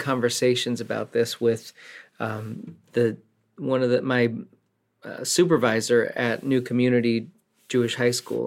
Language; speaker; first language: English; native; English